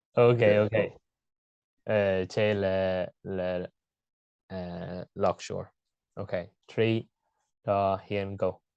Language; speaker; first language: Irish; non-native, local second language; English